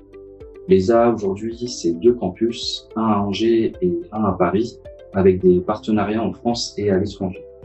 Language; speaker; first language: French; native; French